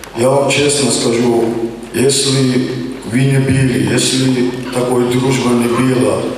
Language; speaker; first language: Ukrainian; non-native, learner; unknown